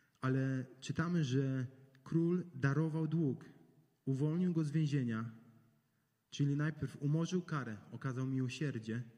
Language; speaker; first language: Polish; native; Polish